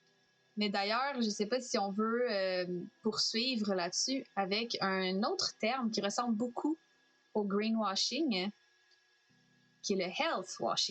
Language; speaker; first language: French; native; French